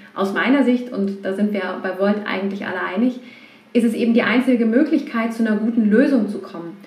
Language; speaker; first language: German; native; German